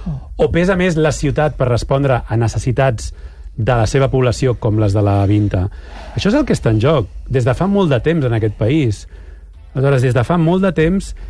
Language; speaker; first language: Catalan; native; Catalan